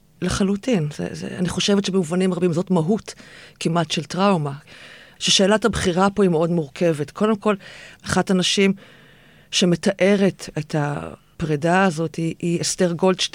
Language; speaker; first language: Hebrew; native; Hebrew